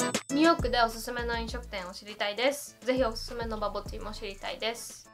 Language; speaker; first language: Japanese; native; Japanese